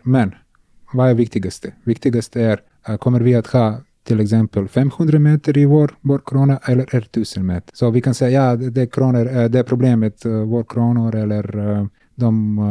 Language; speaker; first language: Swedish; non-native, learner; Serbian